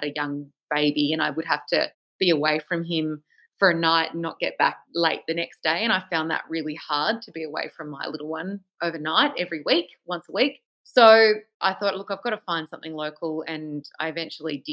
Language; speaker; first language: English; native; English